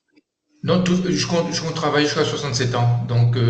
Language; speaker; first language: French; native; French